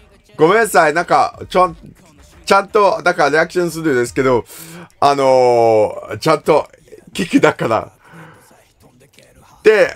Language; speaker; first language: Japanese; non-native, learner; English